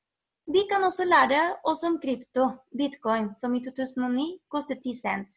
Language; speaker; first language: Norwegian; non-native, fluent; Spanish